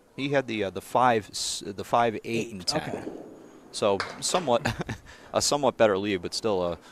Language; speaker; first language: English; native; English